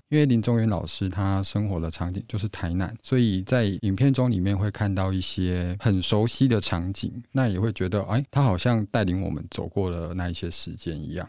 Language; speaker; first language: Chinese; native; Chinese